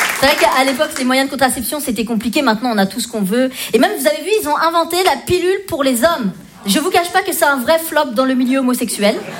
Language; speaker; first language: French; early bilingual, other home language; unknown